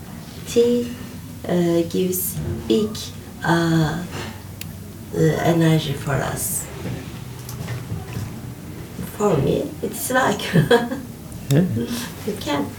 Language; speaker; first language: English; non-native, learner; Turkish